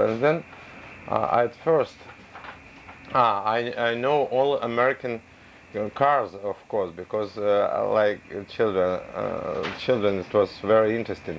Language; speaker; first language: English; non-native, learner; Russian